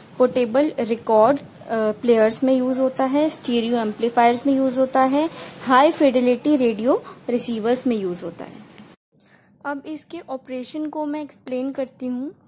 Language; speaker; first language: Hindi; native; Hindi